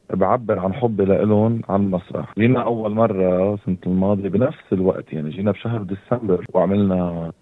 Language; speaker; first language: Arabic; native; Arabic